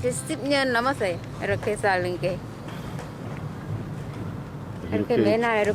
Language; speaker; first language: Korean; non-native, learner; Khmer